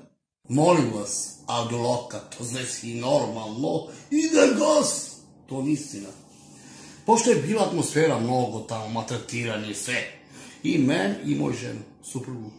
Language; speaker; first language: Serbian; non-native, local second language; Romany